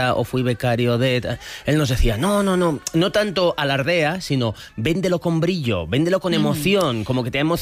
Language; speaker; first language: Spanish; native; Spanish